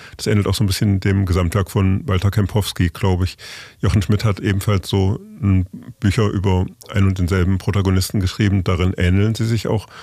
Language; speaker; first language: German; native; German